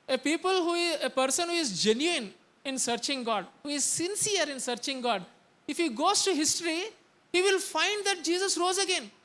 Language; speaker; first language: English; non-native, local second language; Telugu